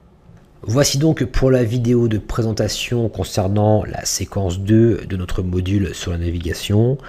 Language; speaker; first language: French; native; French